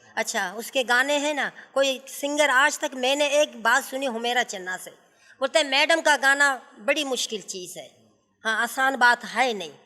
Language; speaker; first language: Urdu; non-native, local second language; Sindhi